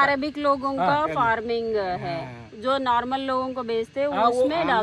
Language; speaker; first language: Hindi; non-native, local second language; Telugu